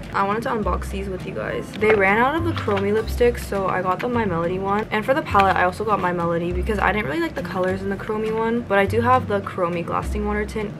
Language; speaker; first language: English; native; English